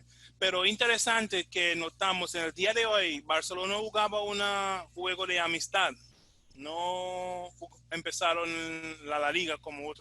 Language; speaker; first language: Spanish; non-native, fluent; English